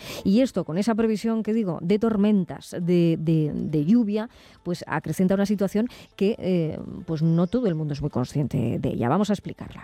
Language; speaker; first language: Spanish; native; Spanish